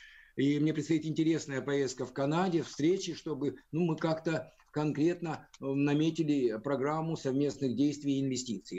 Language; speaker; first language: Russian; native; Russian